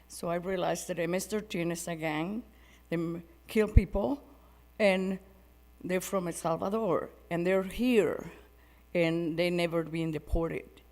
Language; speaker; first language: English; non-native, fluent; Spanish